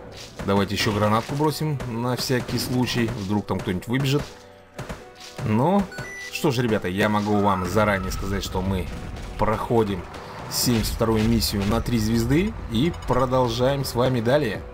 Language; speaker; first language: Russian; native; Russian